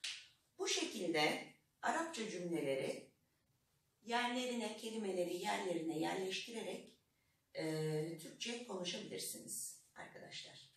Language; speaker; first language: Turkish; non-native, fluent; Arabic